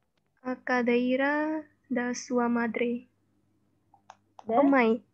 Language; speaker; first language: Portuguese; non-native, learner; Indonesian